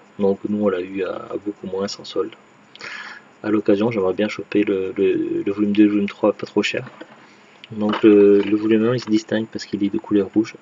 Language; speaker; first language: French; native; French